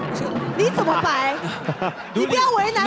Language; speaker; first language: Chinese; native; Chinese